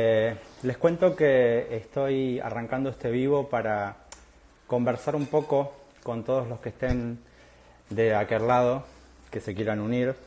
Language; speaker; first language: Spanish; native; Spanish